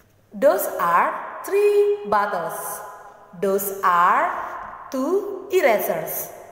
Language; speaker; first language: English; non-native, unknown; Indonesian